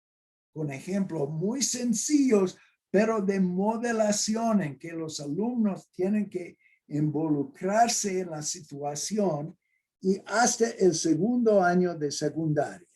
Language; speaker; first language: Spanish; non-native, fluent; English